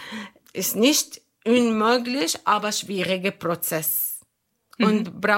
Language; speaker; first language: German; non-native, fluent; Arabic